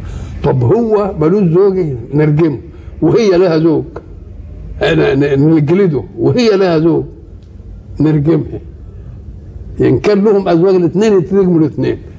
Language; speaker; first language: Arabic; native; Arabic